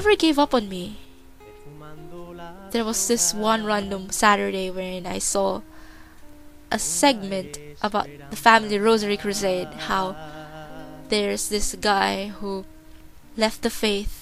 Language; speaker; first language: English; non-native, local second language; Filipino